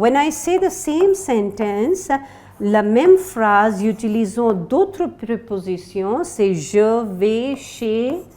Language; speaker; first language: French; non-native, fluent; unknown